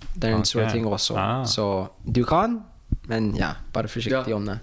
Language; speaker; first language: Norwegian; non-native, fluent; English